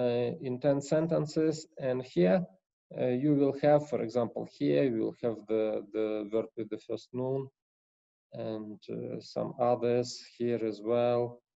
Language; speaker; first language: English; non-native, fluent; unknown